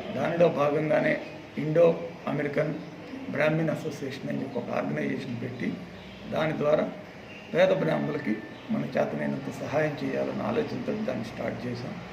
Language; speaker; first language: Telugu; native; Telugu